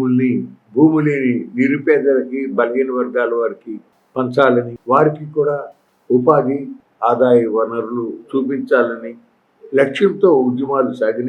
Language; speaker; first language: Telugu; native; Telugu